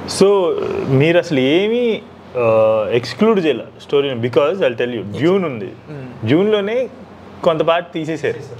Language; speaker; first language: Telugu; native; Telugu